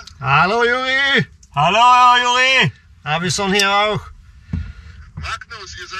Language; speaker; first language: German; non-native, learner; Swedish